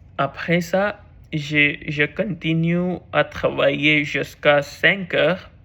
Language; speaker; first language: French; non-native, learner; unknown